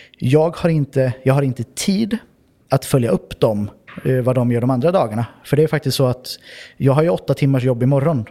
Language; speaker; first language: Swedish; native; Swedish